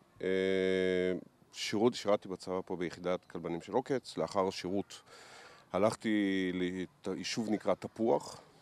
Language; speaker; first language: Hebrew; early bilingual, other home language; Russian